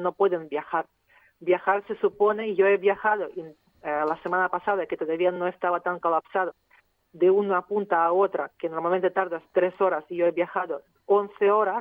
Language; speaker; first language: Spanish; non-native, fluent; Ukrainian